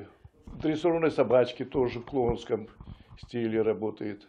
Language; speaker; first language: Russian; native; Russian